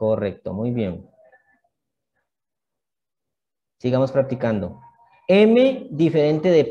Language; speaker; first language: Spanish; native; Spanish